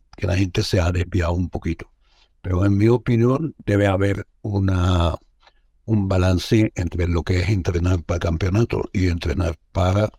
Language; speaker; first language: Spanish; non-native, fluent; Arabic